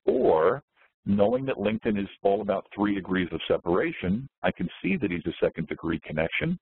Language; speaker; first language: English; native; English